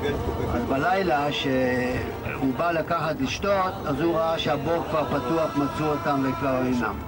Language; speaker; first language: Hebrew; non-native, fluent; Yiddish